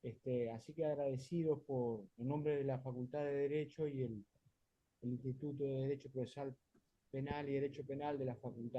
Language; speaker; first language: Spanish; native; Spanish